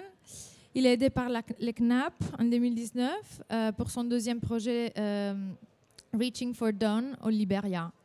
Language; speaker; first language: French; non-native, fluent; Italian